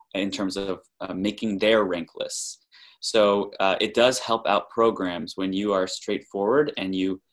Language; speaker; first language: English; native; English